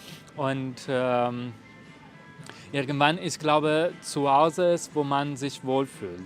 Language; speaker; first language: German; non-native, fluent; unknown